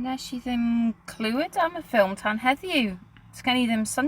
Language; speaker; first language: Welsh; non-native, learner; English